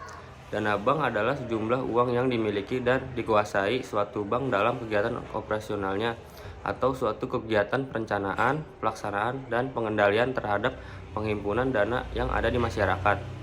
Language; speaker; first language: Indonesian; native; Indonesian